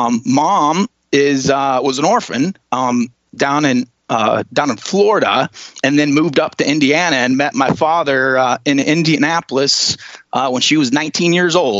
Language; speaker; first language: English; native; English